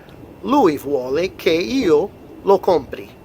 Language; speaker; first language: Italian; non-native, fluent; English